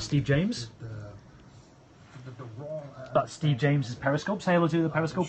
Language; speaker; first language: English; native; English